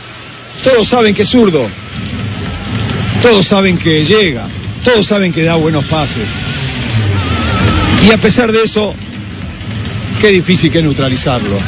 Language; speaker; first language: Spanish; native; Spanish